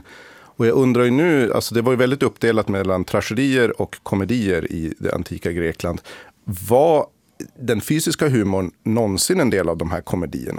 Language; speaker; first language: Swedish; native; Swedish